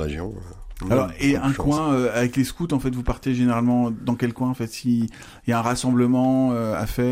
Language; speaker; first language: French; native; French